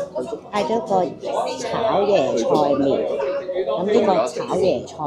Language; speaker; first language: Cantonese; native; Cantonese